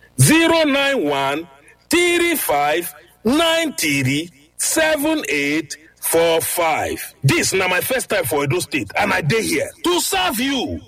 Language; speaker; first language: Nigerian Pidgin; native; Nigerian Pidgin